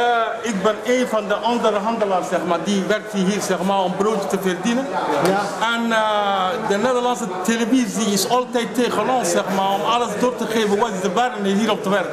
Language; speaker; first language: Dutch; non-native, fluent; Somali